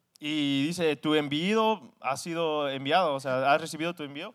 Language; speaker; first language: Spanish; non-native, fluent; English